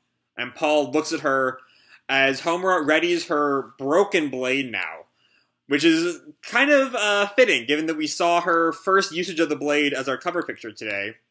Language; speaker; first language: English; native; English